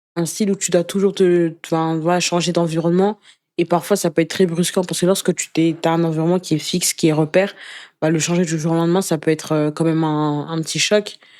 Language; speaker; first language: French; early bilingual, other home language; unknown